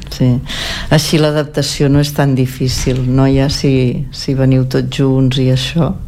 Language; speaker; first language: Catalan; native; Catalan